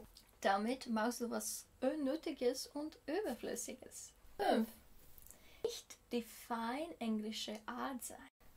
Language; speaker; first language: German; non-native, fluent; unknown